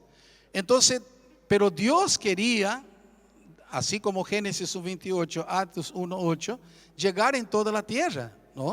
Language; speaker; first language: Spanish; non-native, fluent; Portuguese